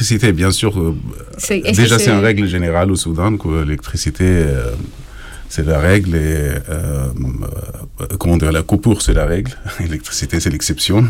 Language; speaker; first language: French; non-native, fluent; Arabic